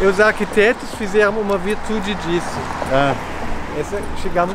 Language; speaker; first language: Portuguese; non-native, fluent; German